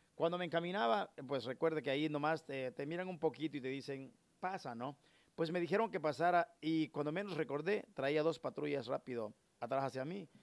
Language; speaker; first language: Spanish; native; Spanish